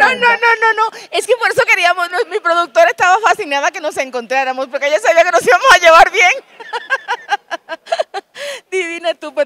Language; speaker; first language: Spanish; native; Spanish